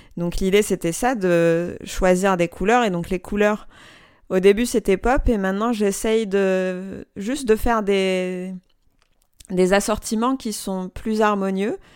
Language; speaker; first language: French; non-native, local second language; Arabic